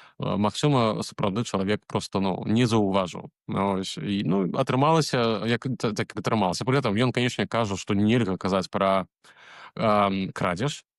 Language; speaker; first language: Belarusian; native; Belarusian